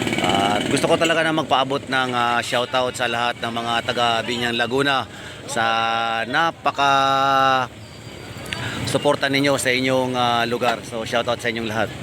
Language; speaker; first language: Filipino; native; Filipino